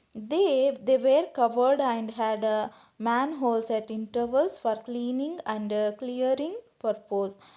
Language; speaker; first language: English; non-native, local second language; Kannada